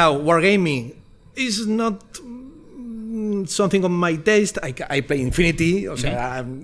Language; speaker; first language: English; non-native, fluent; Spanish